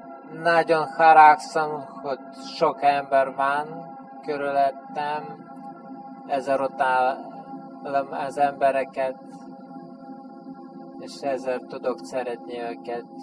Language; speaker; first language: Hungarian; non-native, fluent; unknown